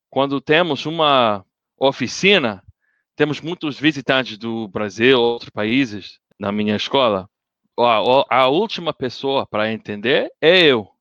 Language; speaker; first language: Portuguese; non-native, learner; English